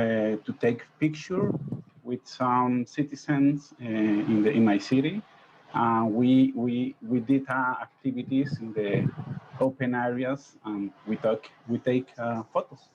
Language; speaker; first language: English; non-native, learner; Spanish